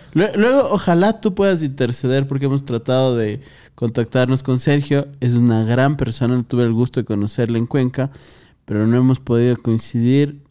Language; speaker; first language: Spanish; native; Spanish